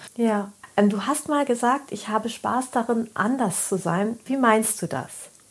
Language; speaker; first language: German; native; German